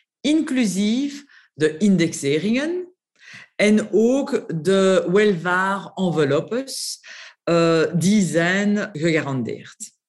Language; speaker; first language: Dutch; non-native, local second language; French